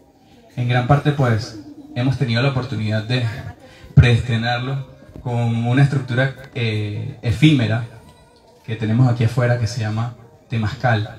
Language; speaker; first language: Spanish; native; Spanish